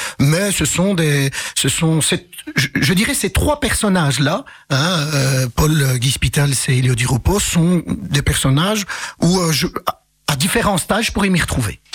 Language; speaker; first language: French; early bilingual, other home language; Arabic